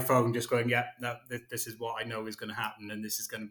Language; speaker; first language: English; native; English